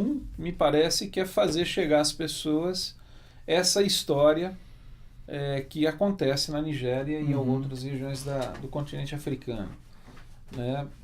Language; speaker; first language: Portuguese; native; Portuguese